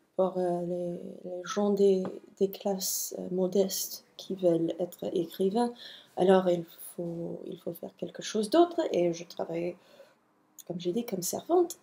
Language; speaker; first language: French; non-native, fluent; English